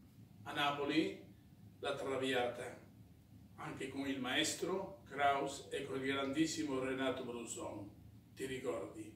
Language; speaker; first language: Italian; non-native, fluent; Spanish